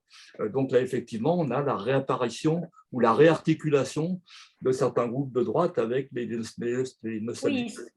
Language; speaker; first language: French; native; French